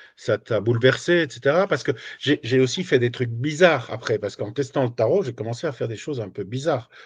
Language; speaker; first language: French; native; French